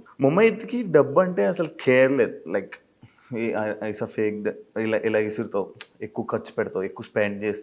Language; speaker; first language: Telugu; native; Telugu